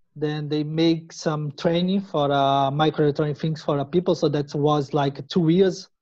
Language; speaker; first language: English; non-native, learner; Portuguese